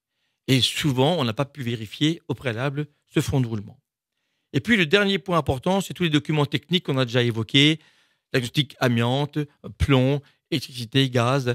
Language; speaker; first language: French; native; French